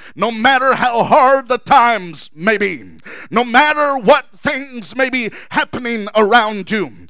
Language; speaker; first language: English; early bilingual, other home language; Spanish